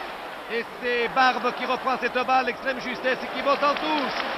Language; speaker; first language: French; native; French